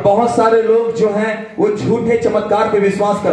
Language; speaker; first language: Hindi; native; Hindi